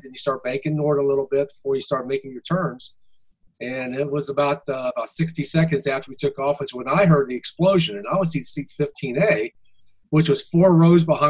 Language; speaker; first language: English; native; English